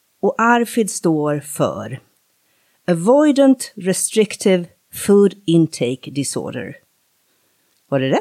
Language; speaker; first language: Swedish; native; Swedish